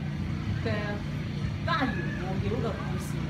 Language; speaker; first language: Cantonese; native; Cantonese